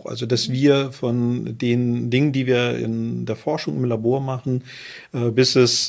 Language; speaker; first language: German; native; German